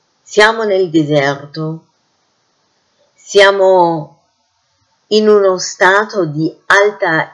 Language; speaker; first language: Italian; non-native, fluent; English